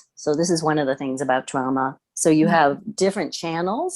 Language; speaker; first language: English; native; English